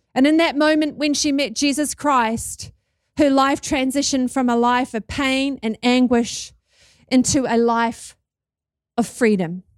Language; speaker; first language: English; native; English